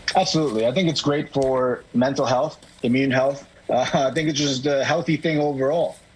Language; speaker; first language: English; native; English